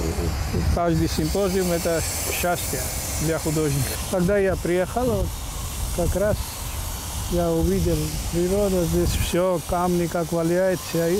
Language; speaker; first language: Russian; non-native, fluent; Georgian